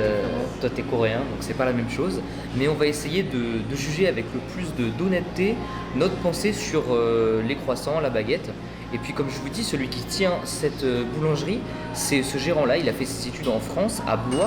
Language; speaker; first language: French; native; French